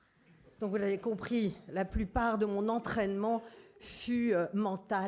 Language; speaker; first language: French; native; French